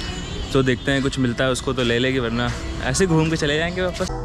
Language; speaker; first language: Hindi; native; Hindi